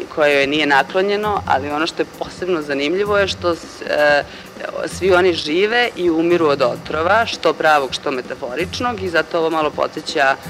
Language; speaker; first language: Serbian; native; Serbian